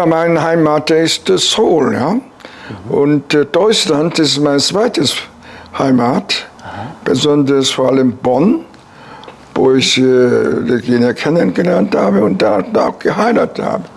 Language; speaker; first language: German; non-native, fluent; Korean